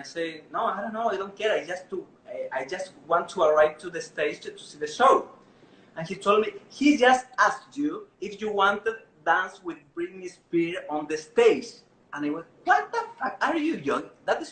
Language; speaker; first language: English; non-native, learner; Spanish